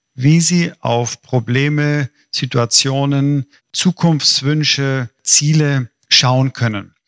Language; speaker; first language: German; native; German